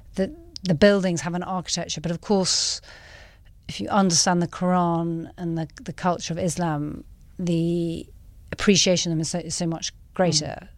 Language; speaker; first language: English; native; English